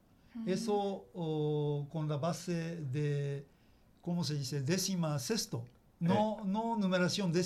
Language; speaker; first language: Spanish; non-native, learner; Japanese